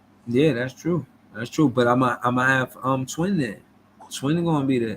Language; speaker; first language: English; native; English